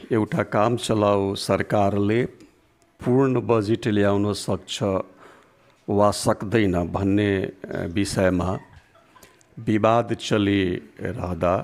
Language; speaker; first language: Nepali; non-native, local second language; Bhojpuri